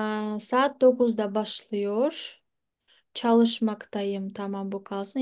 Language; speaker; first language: Turkish; non-native, fluent; Kyrgyz